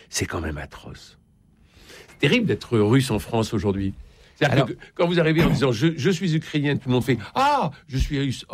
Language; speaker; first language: French; native; French